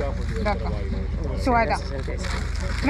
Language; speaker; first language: French; non-native, local second language; Arabic